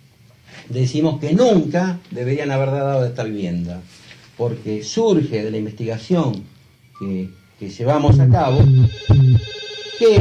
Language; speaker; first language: Spanish; native; Spanish